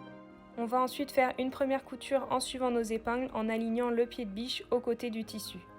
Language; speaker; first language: French; native; French